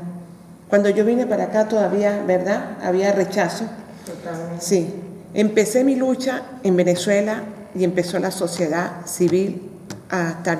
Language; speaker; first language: Spanish; native; Spanish